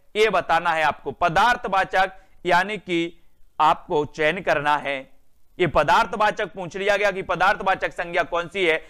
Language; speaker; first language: Hindi; native; Hindi